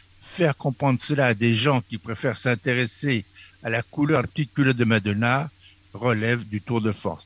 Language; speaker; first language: French; native; French